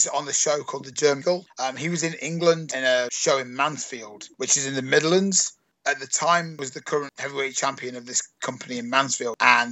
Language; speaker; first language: English; native; English